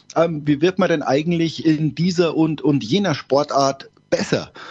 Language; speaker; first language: German; native; German